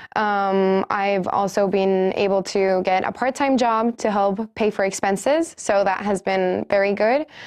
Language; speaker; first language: English; non-native, fluent; Spanish